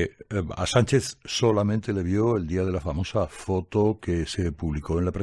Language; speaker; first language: Spanish; native; Spanish